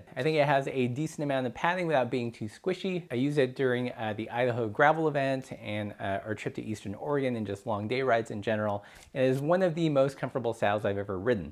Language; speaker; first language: English; native; English